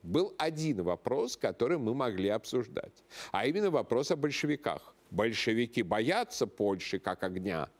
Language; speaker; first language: Russian; native; Russian